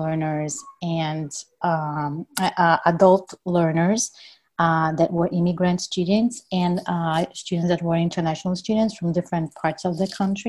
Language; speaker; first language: English; non-native, fluent; Portuguese